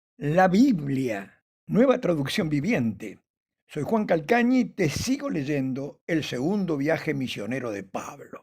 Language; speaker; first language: Spanish; native; Spanish